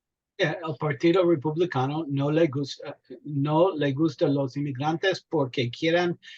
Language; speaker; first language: Spanish; non-native, learner; English